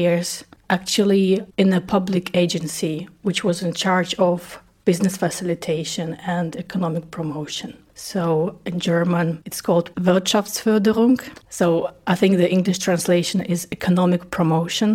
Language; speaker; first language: English; non-native, fluent; Russian